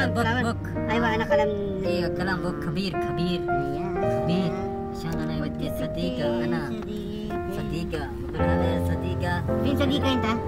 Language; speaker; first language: Arabic; non-native, learner; Filipino